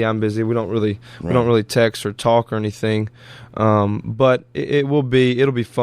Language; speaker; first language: English; native; English